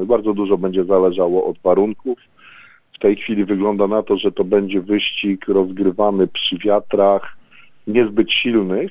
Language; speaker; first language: Polish; native; Polish